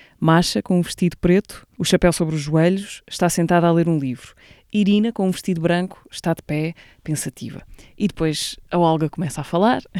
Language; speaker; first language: Portuguese; native; Portuguese